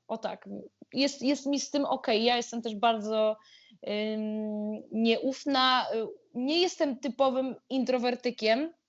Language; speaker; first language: Polish; native; Polish